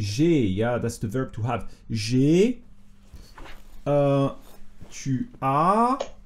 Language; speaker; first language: English; non-native, fluent; French